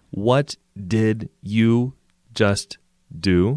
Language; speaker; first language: English; native; English